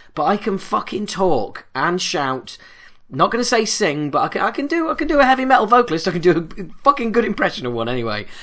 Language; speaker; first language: English; native; English